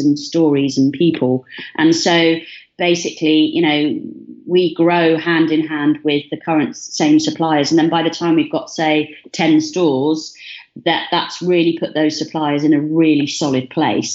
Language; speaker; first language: English; native; English